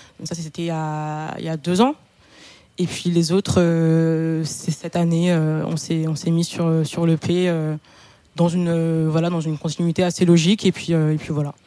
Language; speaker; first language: French; native; French